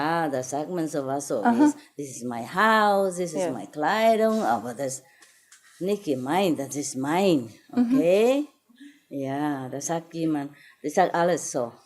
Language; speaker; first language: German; non-native, fluent; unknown